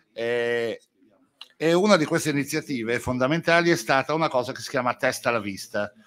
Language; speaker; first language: Italian; native; Italian